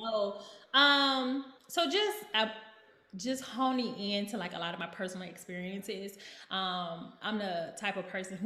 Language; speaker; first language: English; native; English